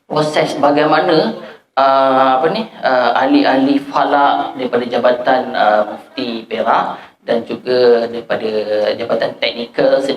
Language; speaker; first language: Malay; native; Malay